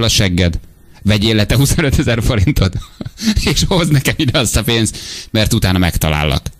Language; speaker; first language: Hungarian; native; Hungarian